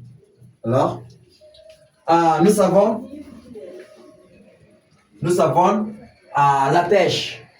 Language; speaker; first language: French; non-native, fluent; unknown